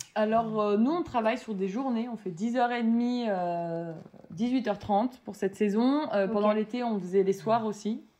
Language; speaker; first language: French; native; French